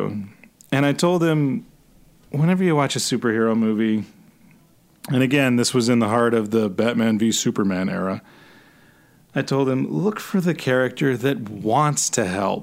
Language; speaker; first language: English; native; English